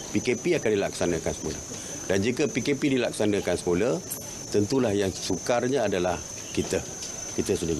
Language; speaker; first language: Malay; native; Malay